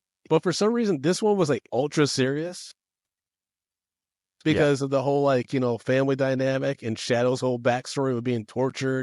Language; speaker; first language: English; native; English